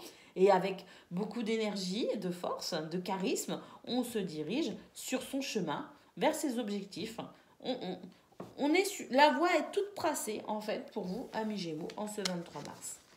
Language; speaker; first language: French; native; French